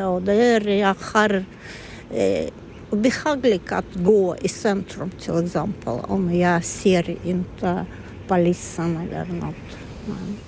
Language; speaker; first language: Swedish; non-native, learner; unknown